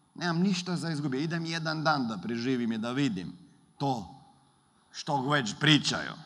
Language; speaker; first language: Croatian; early bilingual, heritage; Croatian